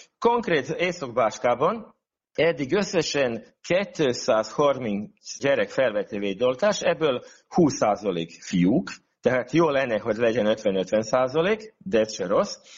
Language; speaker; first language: Hungarian; non-native, local second language; Serbian